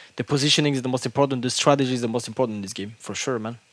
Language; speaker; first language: English; non-native, fluent; French